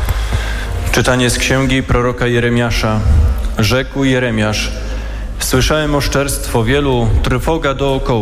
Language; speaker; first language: Polish; native; Polish